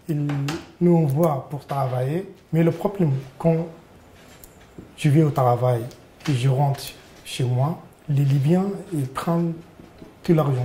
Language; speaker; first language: French; non-native, learner; Arabic